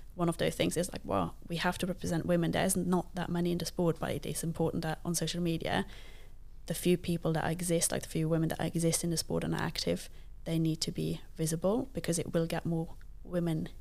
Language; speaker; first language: English; non-native, fluent; Luxembourgish